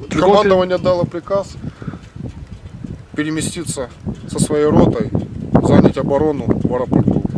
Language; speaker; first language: Russian; native; Russian